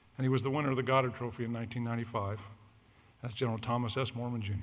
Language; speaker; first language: English; native; English